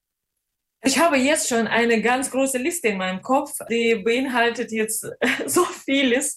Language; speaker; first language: German; non-native, fluent; Russian